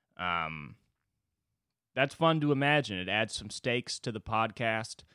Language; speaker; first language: English; native; English